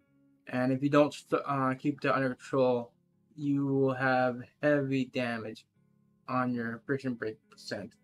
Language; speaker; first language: English; native; English